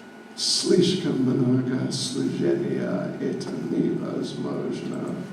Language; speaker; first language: Russian; non-native, learner; English